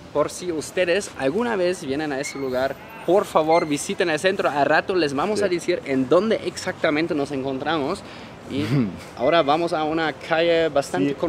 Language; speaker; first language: Spanish; non-native, fluent; German